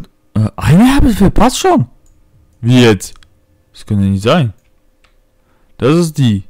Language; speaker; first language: German; non-native, fluent; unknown